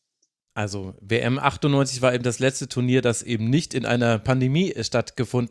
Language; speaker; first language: German; native; German